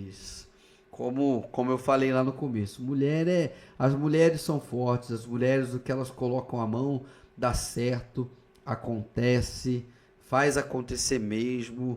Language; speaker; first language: Portuguese; native; Portuguese